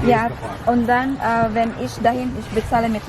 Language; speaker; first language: German; non-native, learner; Filipino